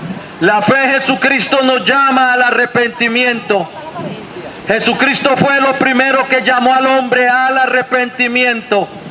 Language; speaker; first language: Spanish; native; Spanish